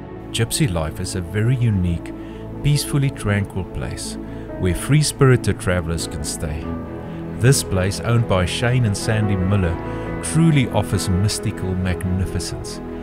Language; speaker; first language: English; non-native, local second language; Afrikaans